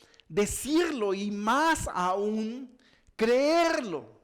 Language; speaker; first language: Spanish; native; Spanish